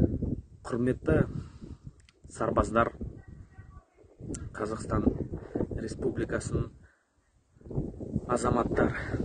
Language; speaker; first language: Kazakh; non-native, local second language; Russian